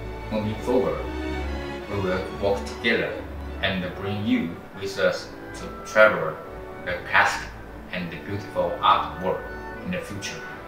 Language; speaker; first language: English; non-native, fluent; Chinese